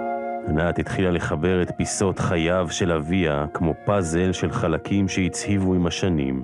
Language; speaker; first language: Hebrew; native; Hebrew